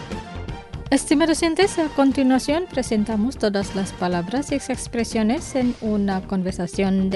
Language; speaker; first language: Spanish; non-native, fluent; Indonesian